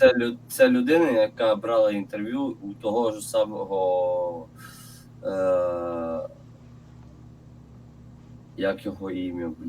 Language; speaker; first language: Ukrainian; non-native, local second language; Russian